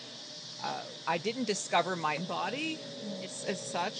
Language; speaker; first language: English; native; English